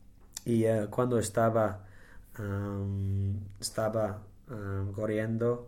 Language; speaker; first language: Spanish; non-native, learner; English